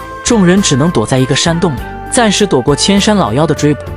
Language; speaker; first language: Chinese; native; Chinese